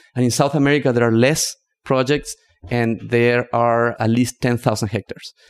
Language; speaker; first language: English; non-native, fluent; Spanish